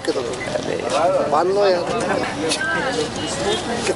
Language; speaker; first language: Hindi; native; Hindi